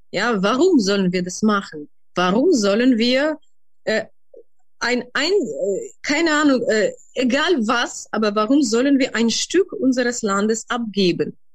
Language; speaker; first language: German; non-native, fluent; Ukrainian